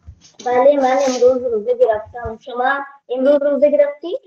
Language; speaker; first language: Persian; non-native, learner; Urdu